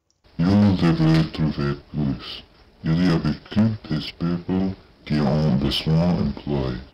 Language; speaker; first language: French; non-native, learner; English